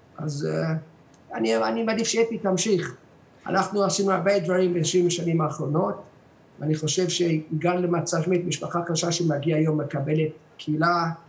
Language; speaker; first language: Hebrew; non-native, fluent; English